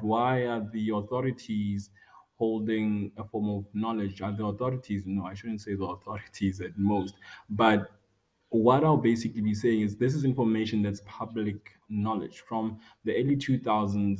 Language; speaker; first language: English; non-native, local second language; Tswana